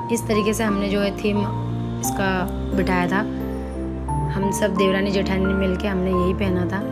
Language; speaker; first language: Hindi; non-native, local second language; Bangla